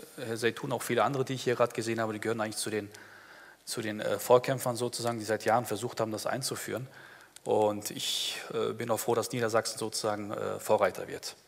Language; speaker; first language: German; early bilingual, other home language; Turkish